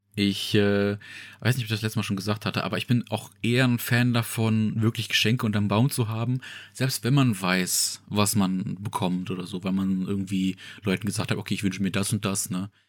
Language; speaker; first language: German; native; German